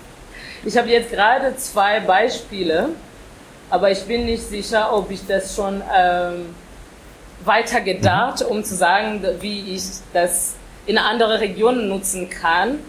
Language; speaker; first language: German; non-native, fluent; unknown